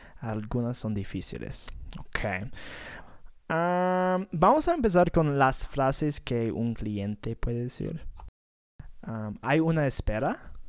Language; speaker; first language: Spanish; non-native, fluent; English